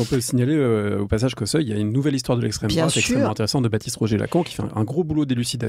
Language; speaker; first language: French; native; French